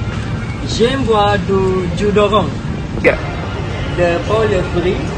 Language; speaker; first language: French; non-native, learner; Malay